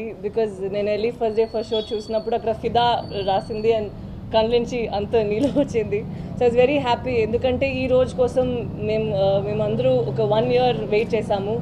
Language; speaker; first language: Telugu; non-native, local second language; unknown